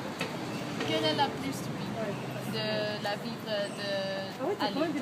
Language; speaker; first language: French; non-native, learner; Dutch